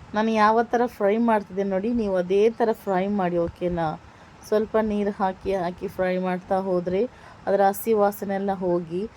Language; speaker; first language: Kannada; non-native, local second language; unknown